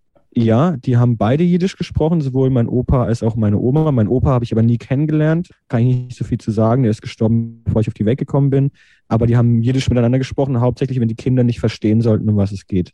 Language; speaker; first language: German; native; German